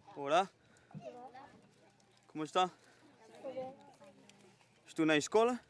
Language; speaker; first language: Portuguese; non-native, learner; French